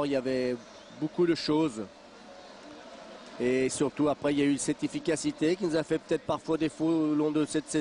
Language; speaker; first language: French; native; French